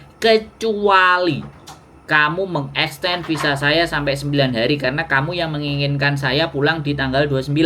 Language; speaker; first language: Indonesian; non-native, local second language; Javanese